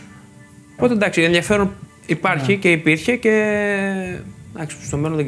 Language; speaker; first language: Greek; native; Greek